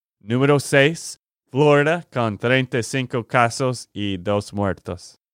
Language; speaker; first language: Spanish; non-native, learner; English